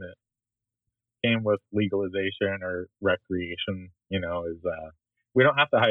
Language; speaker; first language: English; native; English